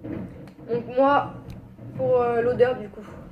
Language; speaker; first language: French; native; French